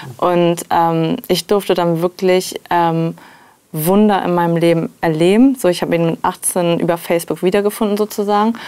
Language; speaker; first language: German; native; German